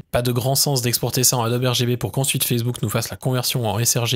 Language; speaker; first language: French; native; French